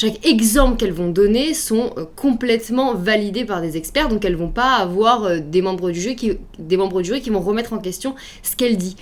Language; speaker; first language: French; native; French